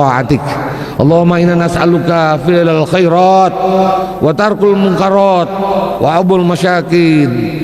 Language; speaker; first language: Indonesian; native; Indonesian